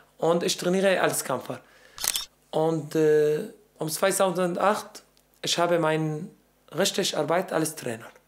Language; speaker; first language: German; non-native, learner; Arabic